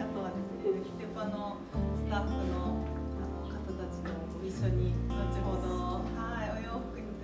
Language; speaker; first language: Japanese; native; Japanese